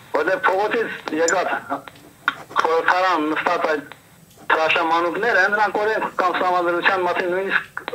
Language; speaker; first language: Armenian; early bilingual, heritage; Armenian